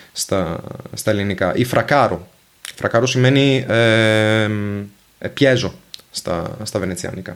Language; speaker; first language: Greek; non-native, fluent; Venetian